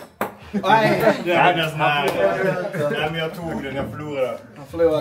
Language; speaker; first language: Swedish; native; Swedish